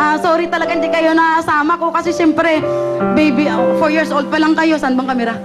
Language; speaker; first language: Filipino; non-native, local second language; Hiligaynon